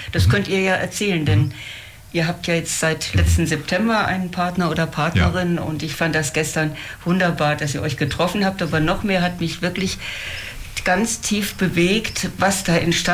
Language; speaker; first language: German; native; German